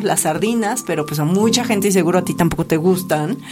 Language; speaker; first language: Spanish; native; Spanish